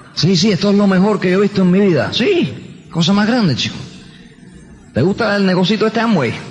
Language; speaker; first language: Spanish; early bilingual, heritage; Spanish